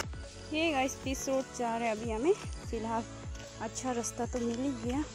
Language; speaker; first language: Hindi; non-native, local second language; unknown